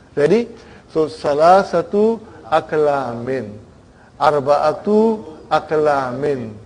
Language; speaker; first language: Arabic; non-native, fluent; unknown